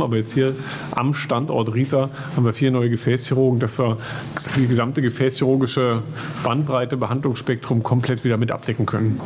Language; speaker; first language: German; native; German